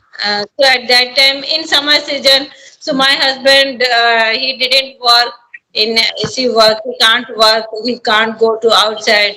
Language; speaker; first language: English; non-native, learner; Hindi